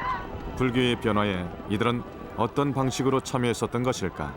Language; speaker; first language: Korean; native; Korean